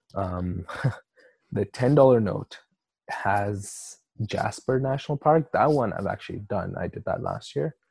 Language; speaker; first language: English; non-native, local second language; Urdu